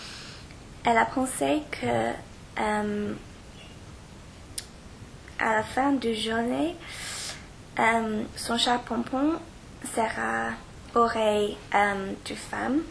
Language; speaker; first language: French; non-native, learner; English